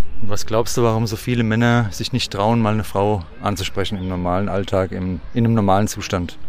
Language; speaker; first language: German; native; German